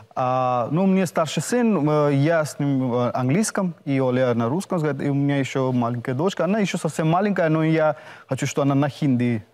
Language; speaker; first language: Russian; non-native, fluent; Hindi